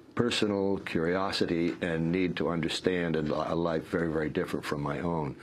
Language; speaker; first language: English; native; English